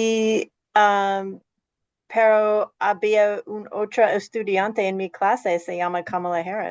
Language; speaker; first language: Spanish; non-native, fluent; English